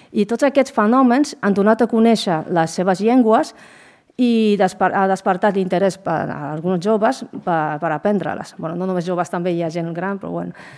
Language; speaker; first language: Catalan; non-native, fluent; Japanese